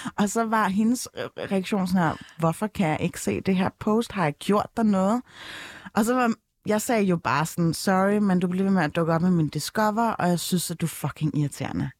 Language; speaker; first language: Danish; native; Danish